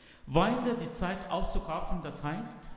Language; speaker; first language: German; non-native, fluent; Arabic